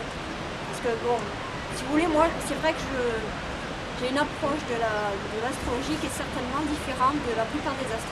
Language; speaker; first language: French; native; French